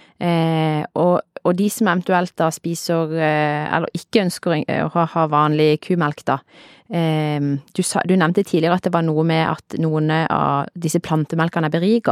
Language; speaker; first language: Norwegian; native; Norwegian